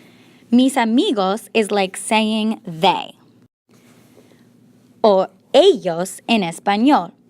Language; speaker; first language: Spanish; non-native, fluent; English